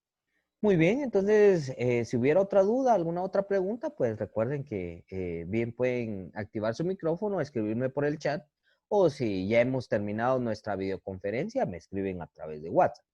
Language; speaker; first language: Spanish; native; Spanish